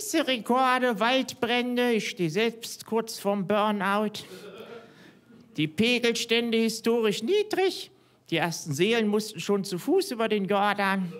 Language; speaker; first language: German; native; German